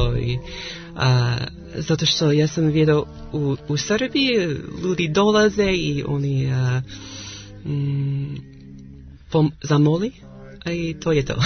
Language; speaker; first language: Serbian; non-native, learner; English